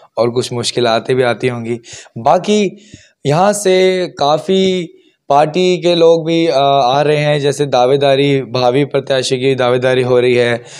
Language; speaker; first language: Hindi; native; Hindi